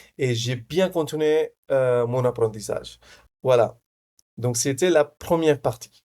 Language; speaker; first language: French; non-native, fluent; Hindi